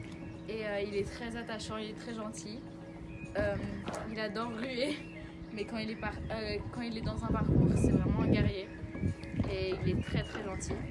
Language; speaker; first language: French; early bilingual, other home language; Italian